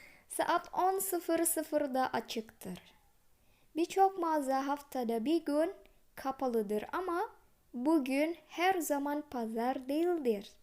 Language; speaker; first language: Turkish; non-native, fluent; Indonesian